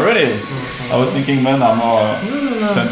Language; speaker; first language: English; non-native, learner; French